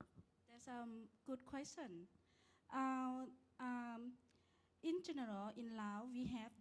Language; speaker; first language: English; non-native, learner; Lao